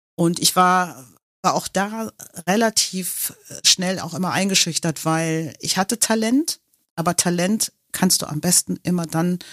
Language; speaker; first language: German; non-native, local second language; English